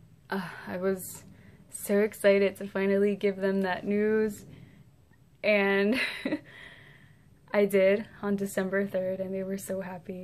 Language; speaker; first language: English; early bilingual, other home language; Spanish